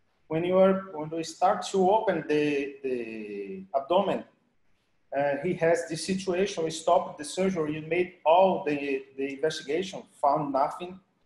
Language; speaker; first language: English; non-native, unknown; Portuguese